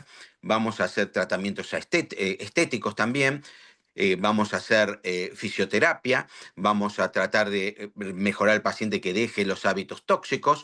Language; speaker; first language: Spanish; native; Spanish